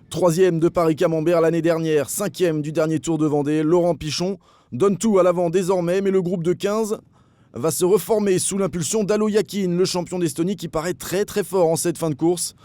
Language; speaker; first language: French; native; French